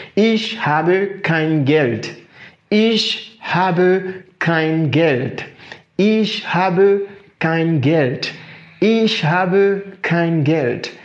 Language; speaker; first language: German; non-native, fluent; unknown